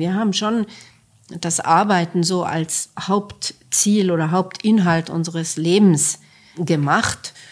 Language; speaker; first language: German; non-native, fluent; Finnish